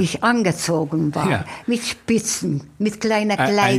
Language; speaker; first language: German; non-native, fluent; Hungarian